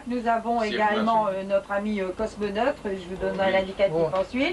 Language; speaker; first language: French; native; French